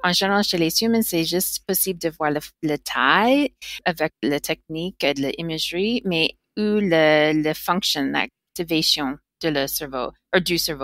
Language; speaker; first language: French; non-native, learner; English